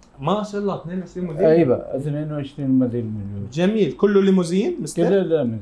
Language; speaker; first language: Arabic; non-native, learner; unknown